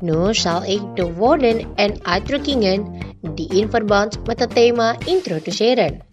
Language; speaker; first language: Dutch; non-native, fluent; Indonesian